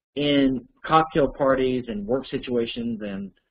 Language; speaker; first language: English; native; English